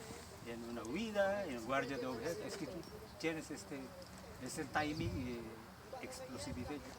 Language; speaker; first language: Spanish; non-native, learner; French